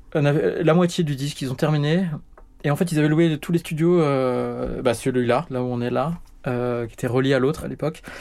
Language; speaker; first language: French; native; French